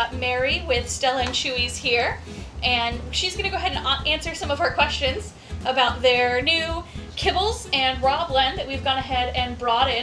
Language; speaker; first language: English; native; English